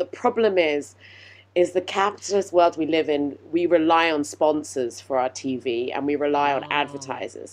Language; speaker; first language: English; native; English